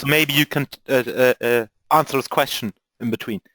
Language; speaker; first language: English; non-native, fluent; German